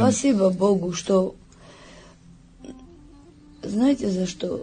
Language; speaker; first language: Russian; non-native, fluent; Georgian